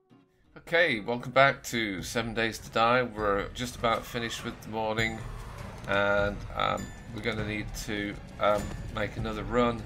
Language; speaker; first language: English; native; English